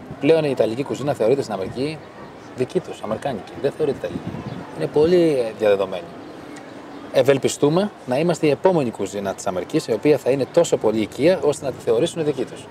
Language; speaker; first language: Greek; native; Greek